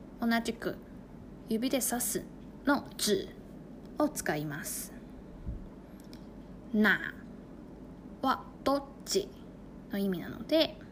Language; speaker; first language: Japanese; non-native, fluent; Chinese